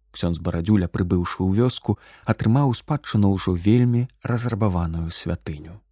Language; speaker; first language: Belarusian; native; Belarusian